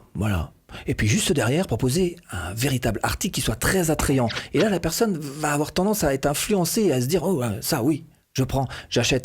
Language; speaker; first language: French; native; French